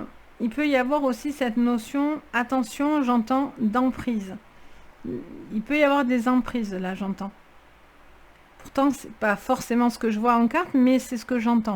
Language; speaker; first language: French; native; French